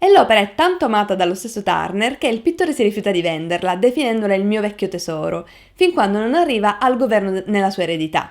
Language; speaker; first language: Italian; native; Italian